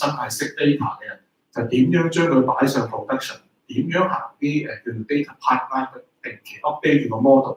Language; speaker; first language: Chinese; native; Chinese